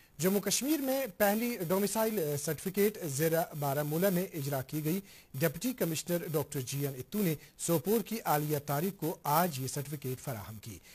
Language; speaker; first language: Urdu; non-native, local second language; Kashmiri